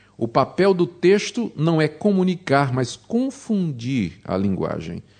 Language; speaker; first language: Portuguese; native; Portuguese